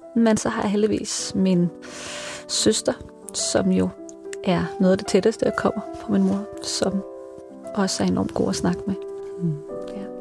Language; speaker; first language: Danish; native; Danish